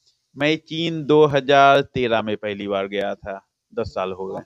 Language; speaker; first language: Hindi; native; Hindi